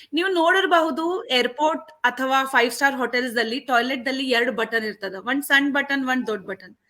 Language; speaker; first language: Kannada; non-native, local second language; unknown